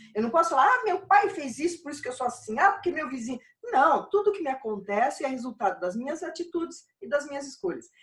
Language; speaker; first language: Portuguese; native; Portuguese